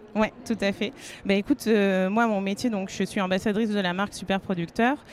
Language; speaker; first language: French; native; French